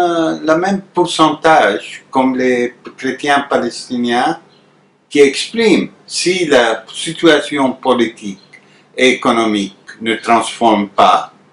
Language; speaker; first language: French; non-native, fluent; Arabic